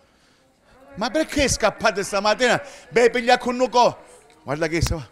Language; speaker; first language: Italian; native; Italian